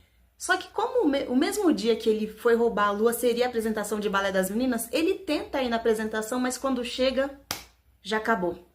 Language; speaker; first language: Portuguese; native; Portuguese